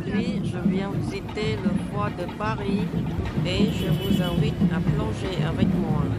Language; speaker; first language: French; non-native, fluent; Vietnamese